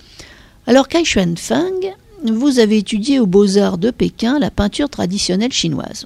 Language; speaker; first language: French; native; French